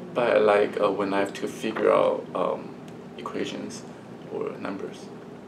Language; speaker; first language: English; early bilingual, other home language; Chinese